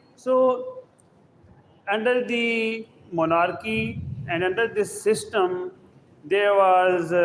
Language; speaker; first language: English; non-native, local second language; Urdu